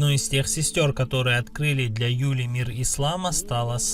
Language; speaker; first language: Russian; native; Russian